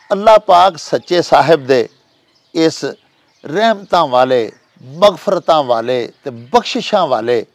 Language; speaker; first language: Urdu; non-native, local second language; Punjabi